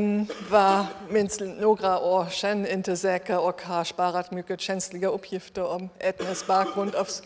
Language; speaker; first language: Swedish; non-native, fluent; German